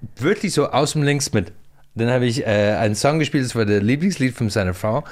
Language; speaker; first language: German; non-native, fluent; English